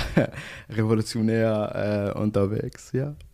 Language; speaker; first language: German; non-native, fluent; Arabic